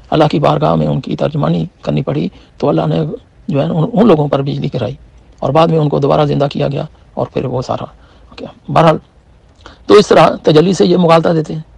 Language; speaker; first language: Urdu; native; Urdu